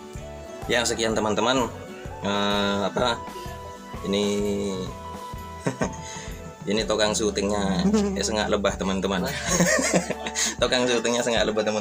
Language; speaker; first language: Indonesian; native; Indonesian